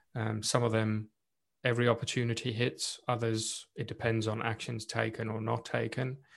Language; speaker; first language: English; non-native, local second language; Afrikaans